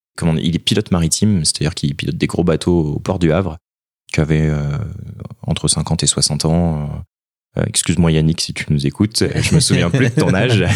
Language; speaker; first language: French; native; French